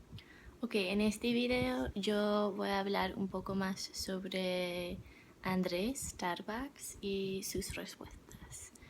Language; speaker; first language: Spanish; non-native, learner; English